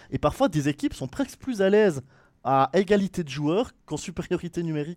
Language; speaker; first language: French; native; French